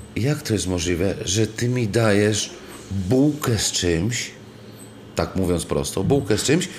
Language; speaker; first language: Polish; non-native, fluent; Italian